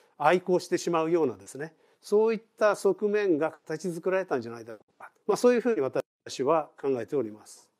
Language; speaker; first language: Japanese; native; Japanese